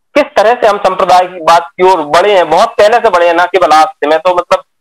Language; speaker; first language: Hindi; native; Hindi